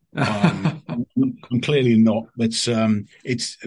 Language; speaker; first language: English; native; English